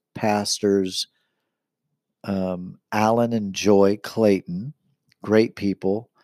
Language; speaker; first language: English; native; English